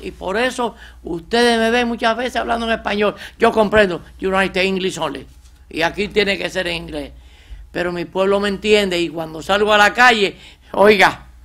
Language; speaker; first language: Spanish; native; Spanish